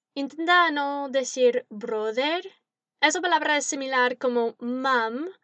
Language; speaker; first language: Spanish; non-native, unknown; English